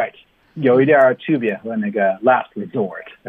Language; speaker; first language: Chinese; non-native, fluent; English